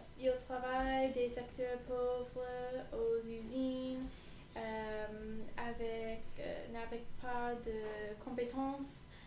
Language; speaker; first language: French; non-native, learner; English